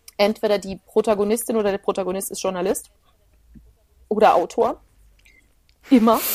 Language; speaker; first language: German; early bilingual, other home language; Plautdietsch